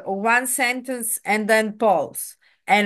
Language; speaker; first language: English; non-native, fluent; Serbian